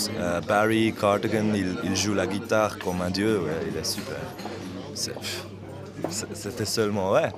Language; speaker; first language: French; non-native, local second language; German